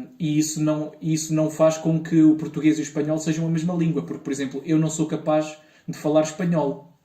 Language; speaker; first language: Portuguese; native; Portuguese